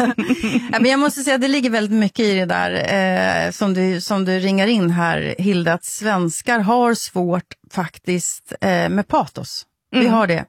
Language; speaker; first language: Swedish; native; Swedish